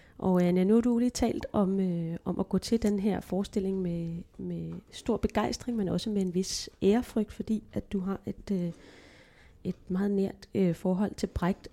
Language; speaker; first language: Danish; native; Danish